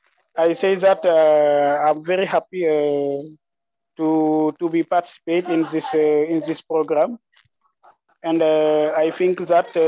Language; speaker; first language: English; non-native, learner; French